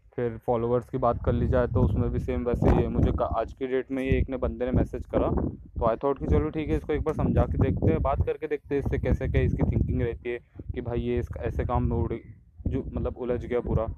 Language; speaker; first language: Hindi; native; Hindi